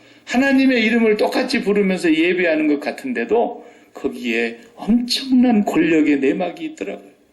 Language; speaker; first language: Korean; native; Korean